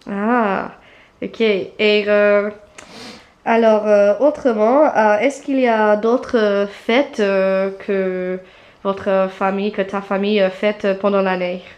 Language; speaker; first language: French; non-native, fluent; English